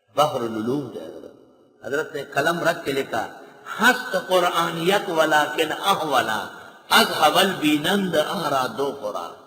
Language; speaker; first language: Urdu; non-native, local second language; Pashto